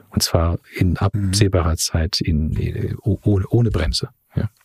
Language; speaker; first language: German; early bilingual, heritage; English